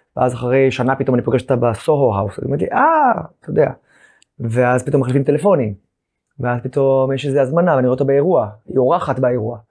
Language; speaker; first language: Hebrew; native; Hebrew